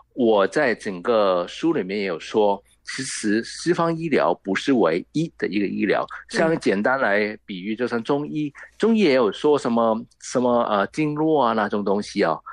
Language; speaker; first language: Chinese; non-native, local second language; Cantonese